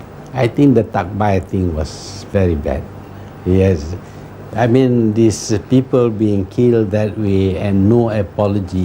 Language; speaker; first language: English; non-native, local second language; Malay